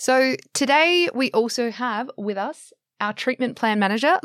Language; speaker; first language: English; native; English